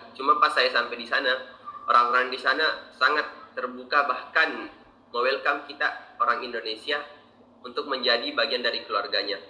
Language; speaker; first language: Indonesian; native; Indonesian